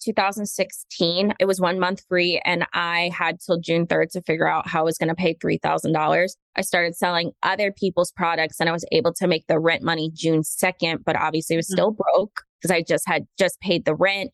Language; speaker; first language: English; native; English